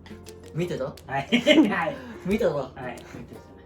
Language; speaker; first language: Japanese; non-native, learner; Nepali